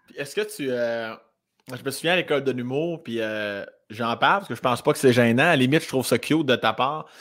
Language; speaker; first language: French; native; French